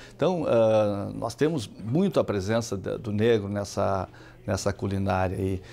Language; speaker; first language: Portuguese; native; Portuguese